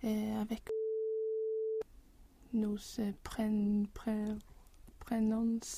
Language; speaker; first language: French; non-native, learner; Swedish